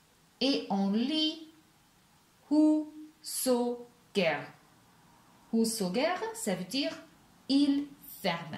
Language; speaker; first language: French; non-native, fluent; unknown